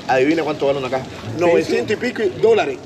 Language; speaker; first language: Spanish; native; Spanish